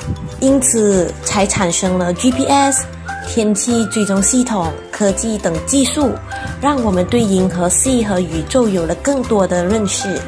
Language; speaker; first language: Chinese; native; Chinese